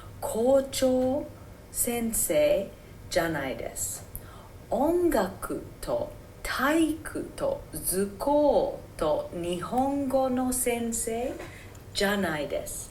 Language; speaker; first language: Japanese; non-native, fluent; English